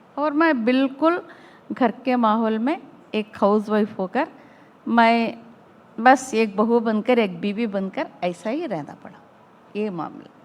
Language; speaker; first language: Hindi; non-native, local second language; Urdu